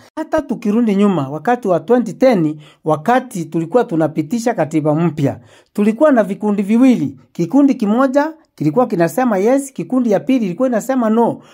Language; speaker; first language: Swahili; non-native, local second language; Meru